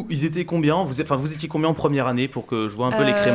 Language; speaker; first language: French; native; French